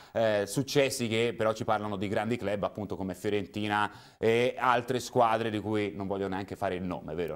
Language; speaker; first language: Italian; native; Italian